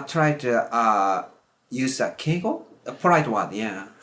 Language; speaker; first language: English; non-native, learner; Japanese